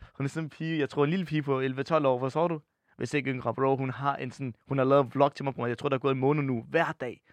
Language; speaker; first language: Danish; early bilingual, other home language; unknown